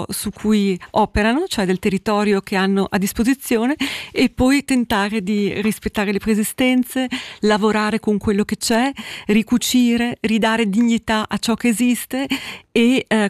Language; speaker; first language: Italian; native; Italian